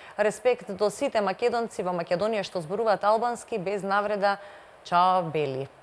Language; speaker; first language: Macedonian; native; Macedonian